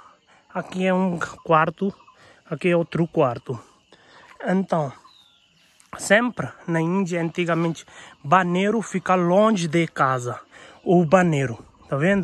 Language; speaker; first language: Portuguese; non-native, learner; Hindi